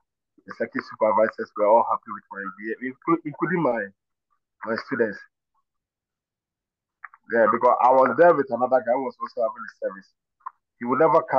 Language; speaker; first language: English; non-native, local second language; Akan